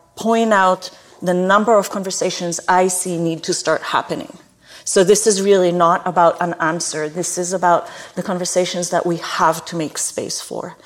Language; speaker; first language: English; non-native, fluent; Hebrew